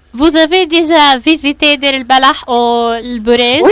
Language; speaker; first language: French; non-native, learner; Arabic